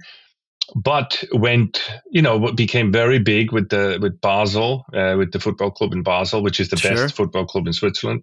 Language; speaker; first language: English; non-native, fluent; Swiss German